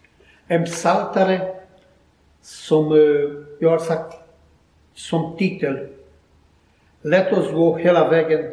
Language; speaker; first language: Swedish; non-native, learner; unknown